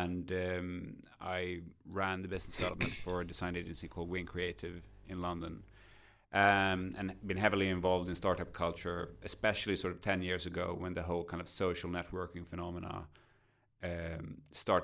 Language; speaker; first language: English; non-native, fluent; Swedish